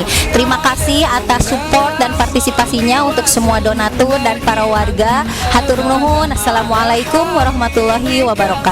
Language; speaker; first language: Indonesian; native; Indonesian